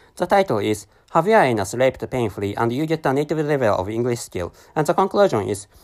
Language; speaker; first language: English; non-native, learner; Japanese